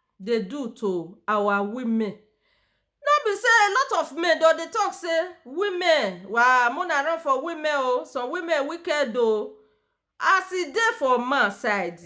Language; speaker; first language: Nigerian Pidgin; native; Nigerian Pidgin